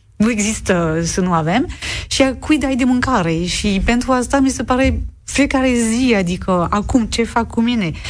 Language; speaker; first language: Romanian; non-native, learner; French